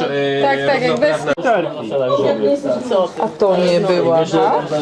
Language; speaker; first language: Polish; native; Polish